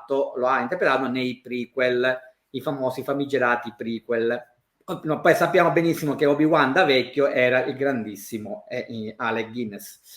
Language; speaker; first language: Italian; native; Italian